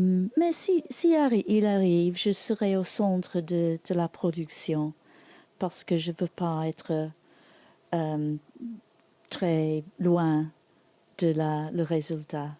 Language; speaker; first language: French; non-native, learner; English